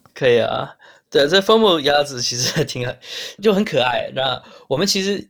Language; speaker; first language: Chinese; early bilingual, heritage; Chinese